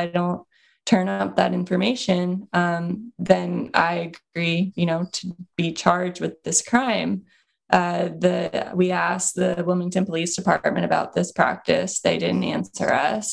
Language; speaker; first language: English; native; English